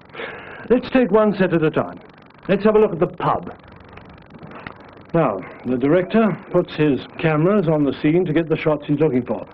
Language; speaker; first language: English; native; English